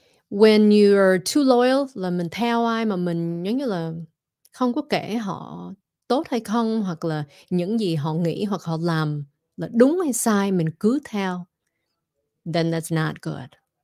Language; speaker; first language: Vietnamese; early bilingual, heritage; Vietnamese